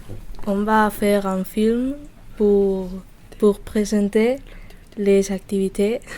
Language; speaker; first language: French; non-native, learner; Spanish